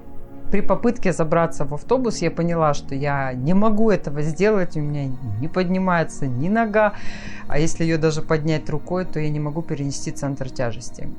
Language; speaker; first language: Russian; native; Russian